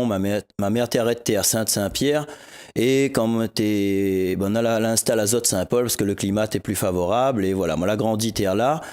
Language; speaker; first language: French; non-native, local second language; Réunion Creole French